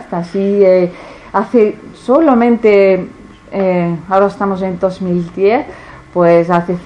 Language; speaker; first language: Spanish; non-native, fluent; Icelandic